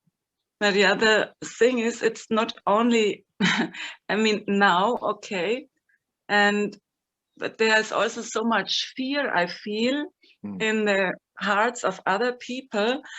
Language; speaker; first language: English; non-native, fluent; German